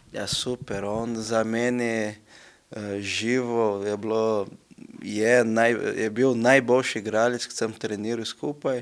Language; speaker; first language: Slovenian; non-native, learner; Portuguese